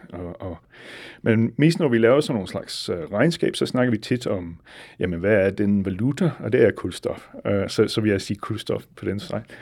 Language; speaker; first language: Danish; non-native, fluent; English